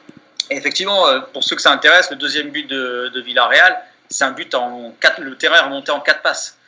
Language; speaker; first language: French; native; French